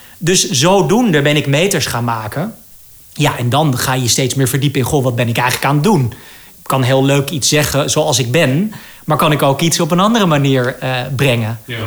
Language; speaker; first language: Dutch; native; Dutch